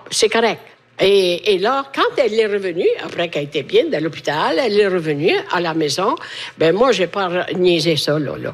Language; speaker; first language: French; non-native, fluent; Italian